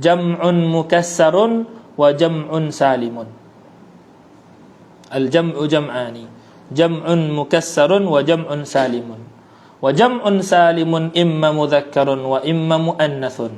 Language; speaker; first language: Arabic; non-native, fluent; Malay